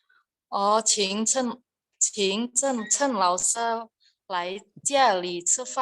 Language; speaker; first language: Chinese; non-native, learner; Indonesian